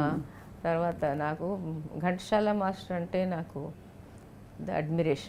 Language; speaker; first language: Telugu; non-native, local second language; Tamil